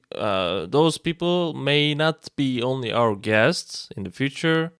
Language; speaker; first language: English; non-native, fluent; Turkish